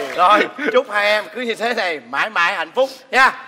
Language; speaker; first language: Vietnamese; native; Vietnamese